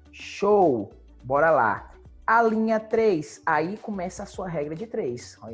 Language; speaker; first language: Portuguese; native; Portuguese